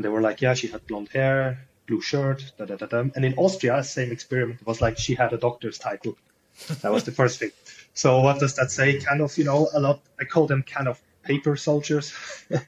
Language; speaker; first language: English; non-native, fluent; German